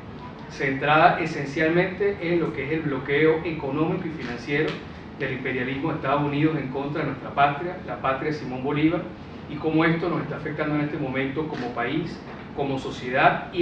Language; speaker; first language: Spanish; native; Spanish